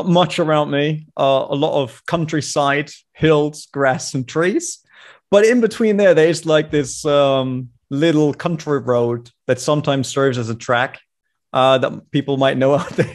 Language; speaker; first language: English; non-native, fluent; German